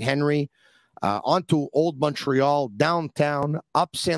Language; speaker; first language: English; early bilingual, other home language; Italian